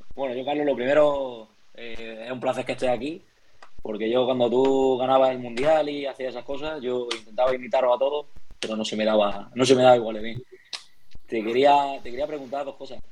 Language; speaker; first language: Spanish; native; Spanish